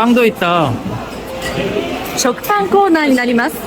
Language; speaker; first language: Japanese; non-native, local second language; Korean